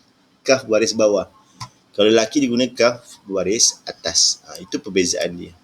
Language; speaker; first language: Malay; native; Malay